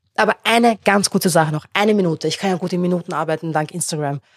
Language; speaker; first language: German; non-native, local second language; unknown